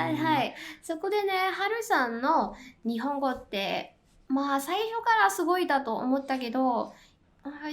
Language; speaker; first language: Japanese; non-native, fluent; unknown